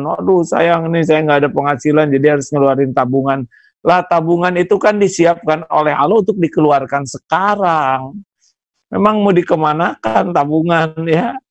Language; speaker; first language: Indonesian; non-native, local second language; Sundanese